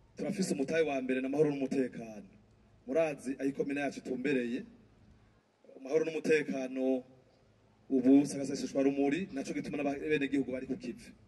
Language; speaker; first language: Rundi; native; Rundi